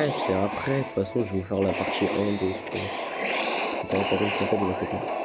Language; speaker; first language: French; native; French